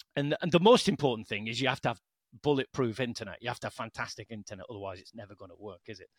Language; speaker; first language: English; native; English